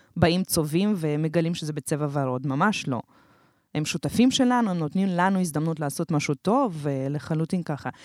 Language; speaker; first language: Hebrew; non-native, fluent; Russian